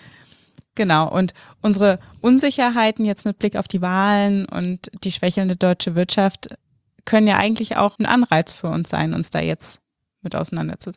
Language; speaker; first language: German; native; German